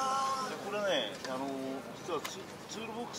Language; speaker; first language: Japanese; native; Japanese